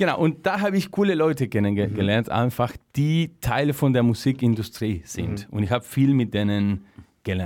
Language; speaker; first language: German; non-native, fluent; Spanish